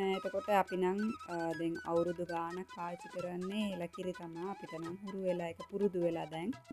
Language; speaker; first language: Sinhala; non-native, local second language; Tamil